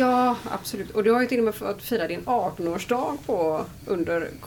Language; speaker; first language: Swedish; native; Swedish